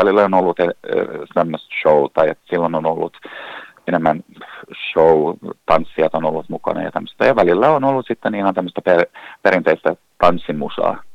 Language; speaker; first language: Finnish; early bilingual, heritage; Swedish